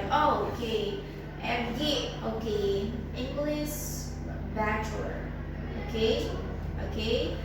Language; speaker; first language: English; non-native, fluent; Indonesian